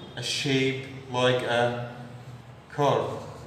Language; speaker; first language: English; non-native, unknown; Arabic